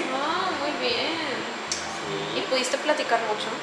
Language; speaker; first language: Spanish; native; Spanish